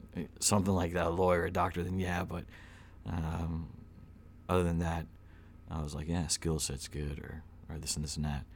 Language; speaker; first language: English; native; English